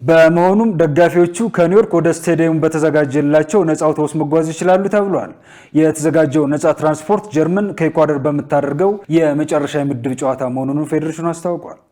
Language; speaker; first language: Amharic; native; Amharic